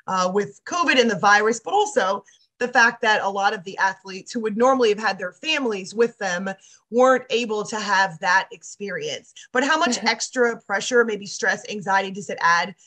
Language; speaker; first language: English; native; English